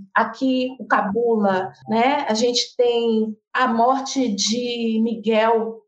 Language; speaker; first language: Portuguese; native; Portuguese